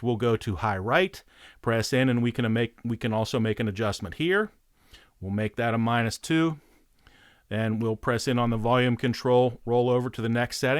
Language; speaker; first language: English; native; English